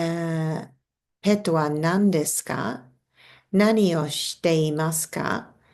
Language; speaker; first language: Japanese; non-native, fluent; English